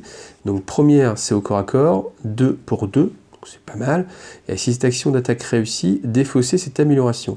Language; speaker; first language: French; native; French